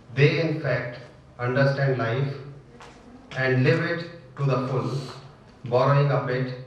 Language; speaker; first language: English; non-native, local second language; Hindi